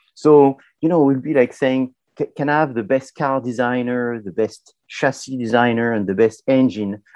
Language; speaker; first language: English; non-native, fluent; French